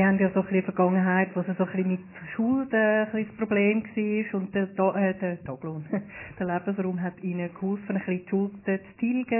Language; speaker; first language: German; native; German